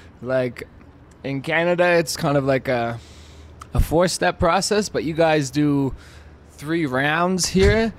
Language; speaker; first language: English; native; English